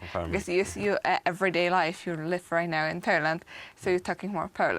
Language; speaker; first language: English; non-native, fluent; Polish